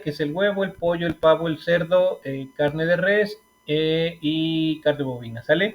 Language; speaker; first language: Spanish; native; Spanish